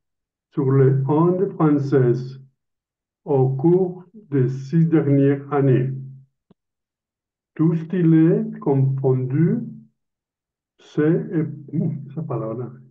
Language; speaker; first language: French; non-native, learner; Spanish